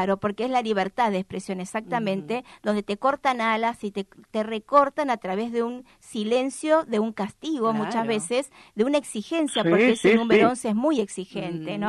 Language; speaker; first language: Spanish; native; Spanish